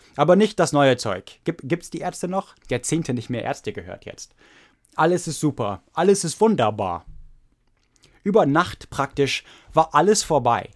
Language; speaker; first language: German; non-native, fluent; English